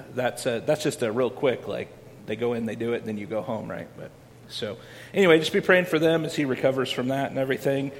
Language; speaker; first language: English; native; English